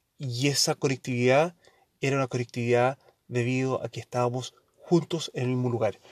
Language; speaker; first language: Spanish; early bilingual, heritage; Spanish